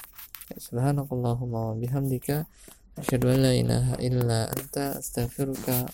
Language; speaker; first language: Arabic; non-native, fluent; Indonesian